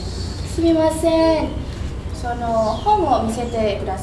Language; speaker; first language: Japanese; non-native, learner; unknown